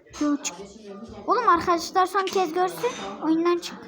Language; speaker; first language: Turkish; native; Turkish